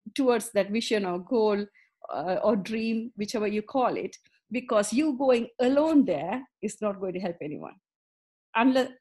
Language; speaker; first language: English; non-native, local second language; Tamil